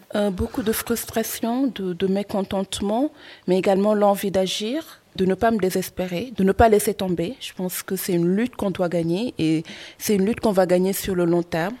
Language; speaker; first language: French; non-native, local second language; Wolof